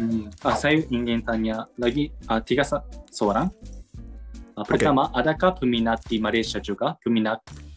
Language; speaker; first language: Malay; non-native, learner; Japanese